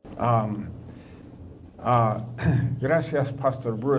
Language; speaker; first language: Spanish; non-native, fluent; English